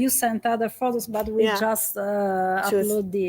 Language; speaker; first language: English; non-native, fluent; Italian